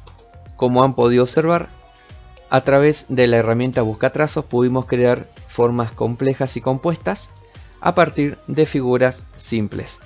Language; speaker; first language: Spanish; native; Spanish